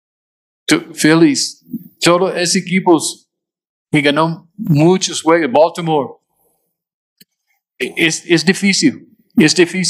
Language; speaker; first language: Spanish; non-native, fluent; English